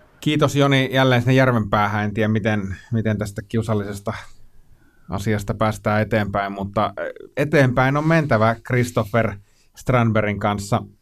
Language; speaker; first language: Finnish; native; Finnish